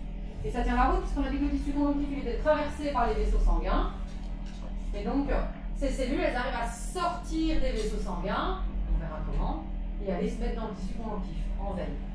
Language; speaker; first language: French; native; French